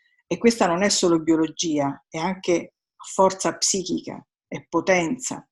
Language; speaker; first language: Italian; native; Italian